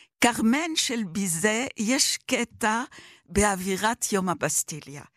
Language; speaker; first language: Hebrew; non-native, fluent; French